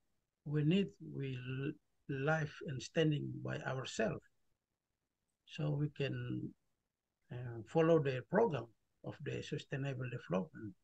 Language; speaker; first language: English; non-native, learner; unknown